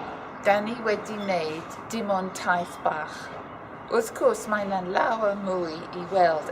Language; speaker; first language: Welsh; non-native, learner; English